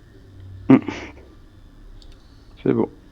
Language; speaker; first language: French; native; French